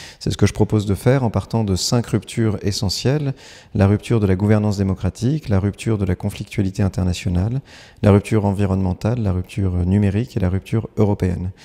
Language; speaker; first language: French; native; French